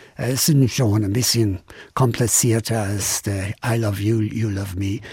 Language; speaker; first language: German; non-native, fluent; English